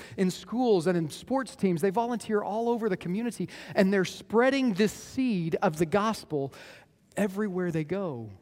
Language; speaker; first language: English; native; English